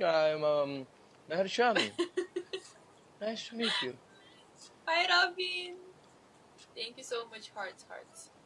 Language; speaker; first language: English; non-native, learner; Punjabi